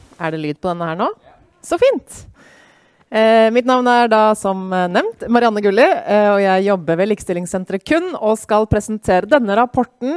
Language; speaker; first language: Norwegian; native; Norwegian